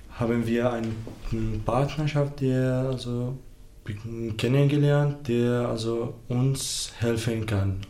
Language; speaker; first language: German; non-native, learner; Arabic